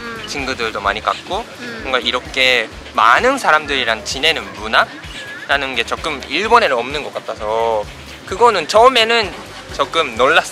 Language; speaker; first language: Korean; non-native, fluent; Japanese